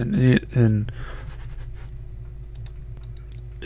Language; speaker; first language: English; native; English